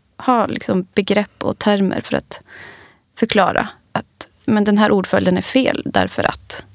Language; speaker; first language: Swedish; early bilingual, other home language; English